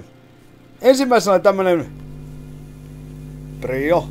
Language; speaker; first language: Finnish; native; Finnish